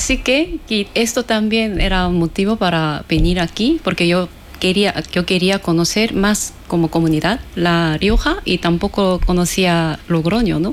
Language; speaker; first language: Spanish; non-native, fluent; Korean